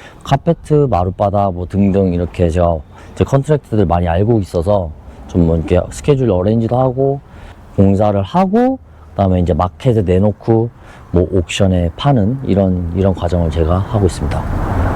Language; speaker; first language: Korean; early bilingual, heritage; Korean